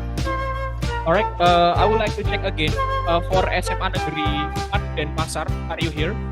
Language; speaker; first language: English; non-native, local second language; Indonesian